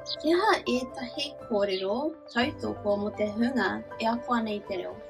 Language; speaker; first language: Māori; non-native, local second language; English